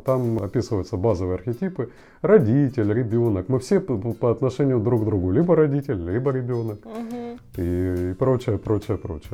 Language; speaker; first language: Russian; native; Russian